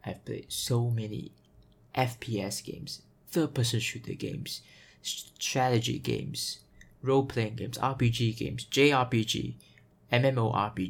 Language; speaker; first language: English; native; English